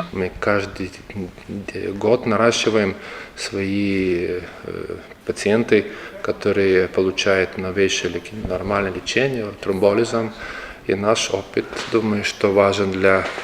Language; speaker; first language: Russian; non-native, local second language; Lithuanian